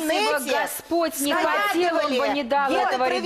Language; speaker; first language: Russian; native; Russian